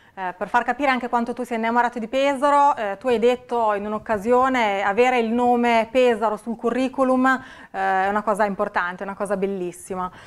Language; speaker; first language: Italian; native; Italian